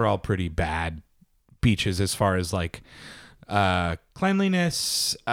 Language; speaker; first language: English; native; English